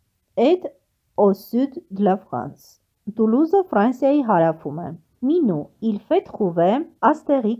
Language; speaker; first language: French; non-native, fluent; Armenian